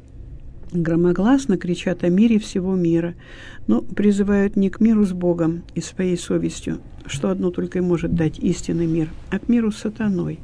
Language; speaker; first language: Russian; native; Russian